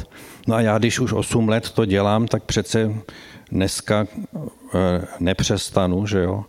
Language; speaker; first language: Czech; native; Czech